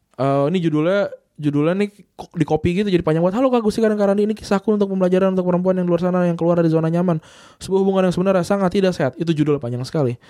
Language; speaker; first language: Indonesian; native; Indonesian